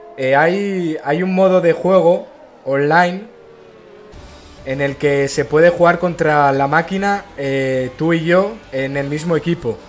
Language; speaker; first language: Spanish; native; Spanish